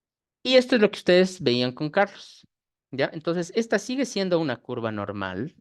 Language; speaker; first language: Spanish; native; Spanish